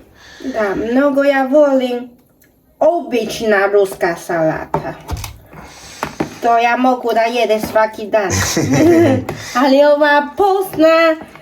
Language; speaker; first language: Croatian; non-native, learner; Chinese